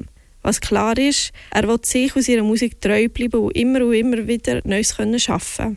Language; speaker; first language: German; native; German